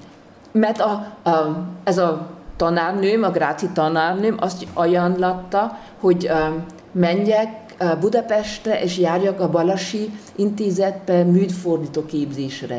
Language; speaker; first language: Hungarian; non-native, fluent; German